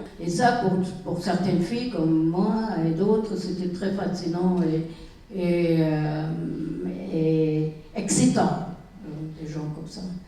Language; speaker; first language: French; non-native, fluent; German